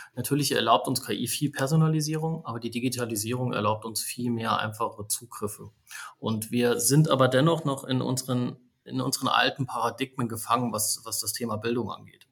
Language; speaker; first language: German; native; German